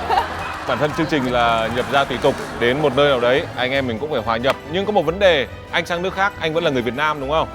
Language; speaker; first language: Vietnamese; native; Vietnamese